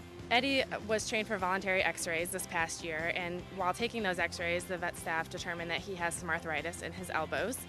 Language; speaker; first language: English; native; English